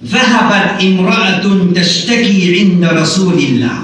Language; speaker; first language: Arabic; non-native, fluent; Morisyen